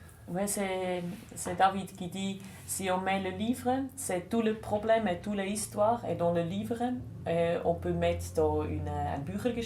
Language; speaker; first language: French; non-native, local second language; German